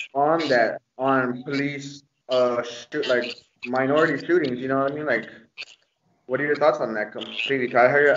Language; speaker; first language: English; native; English